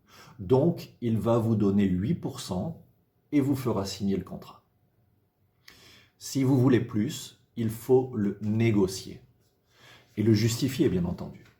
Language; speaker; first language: French; native; French